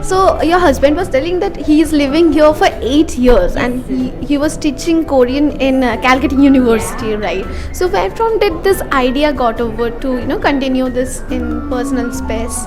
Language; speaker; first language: English; non-native, local second language; Bangla